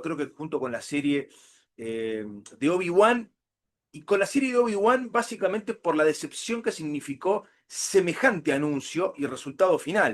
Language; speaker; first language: Spanish; native; Spanish